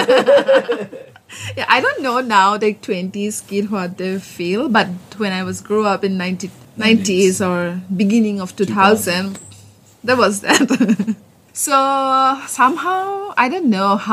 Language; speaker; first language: English; non-native, local second language; Assamese